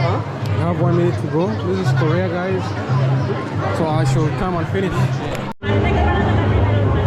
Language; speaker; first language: English; non-native, local second language; Swahili